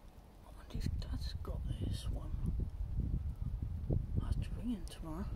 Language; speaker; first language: English; native; English